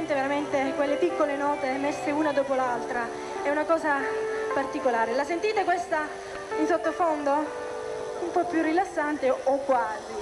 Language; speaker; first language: Italian; native; Italian